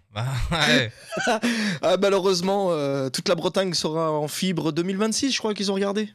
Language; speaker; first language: French; native; French